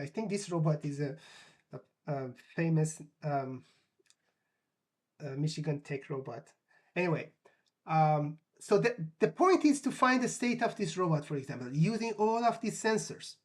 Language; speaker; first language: English; non-native, fluent; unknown